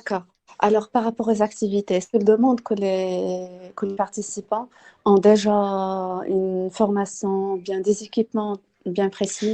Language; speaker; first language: French; non-native, local second language; Arabic